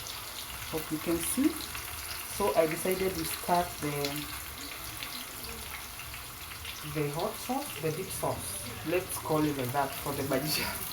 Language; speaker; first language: English; non-native, local second language; Swahili